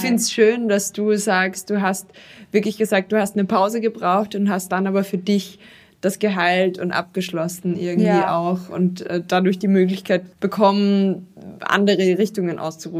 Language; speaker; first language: German; native; German